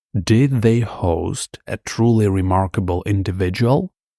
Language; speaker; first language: English; non-native, fluent; Ukrainian